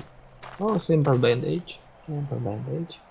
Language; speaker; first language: English; non-native, learner; Portuguese